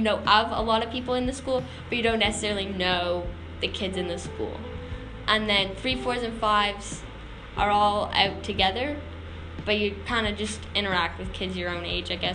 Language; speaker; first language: English; native; English